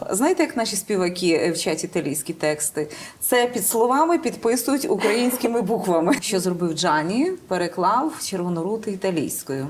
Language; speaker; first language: Ukrainian; native; Ukrainian